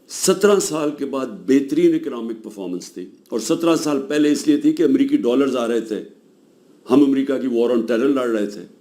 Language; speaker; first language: Urdu; native; Urdu